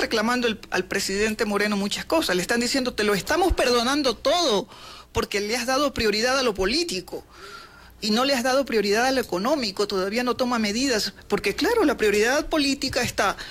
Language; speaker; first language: Spanish; native; Spanish